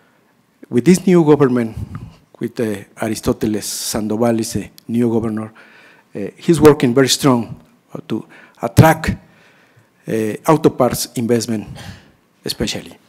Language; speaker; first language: English; non-native, learner; Spanish